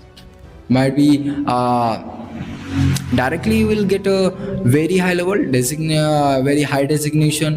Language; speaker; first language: English; non-native, learner; Bhojpuri